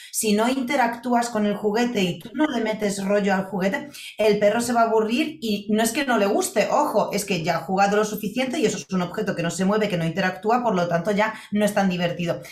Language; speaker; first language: Spanish; non-native, fluent; Polish